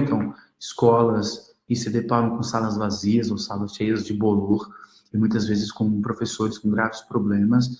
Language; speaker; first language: Portuguese; native; Portuguese